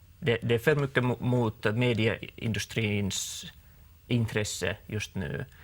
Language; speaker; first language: Swedish; non-native, local second language; Finnish